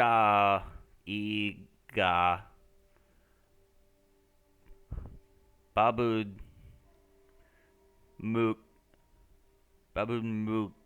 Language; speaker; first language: Korean; non-native, learner; English